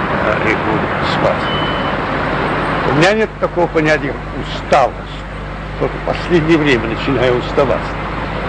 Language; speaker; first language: Russian; non-native, local second language; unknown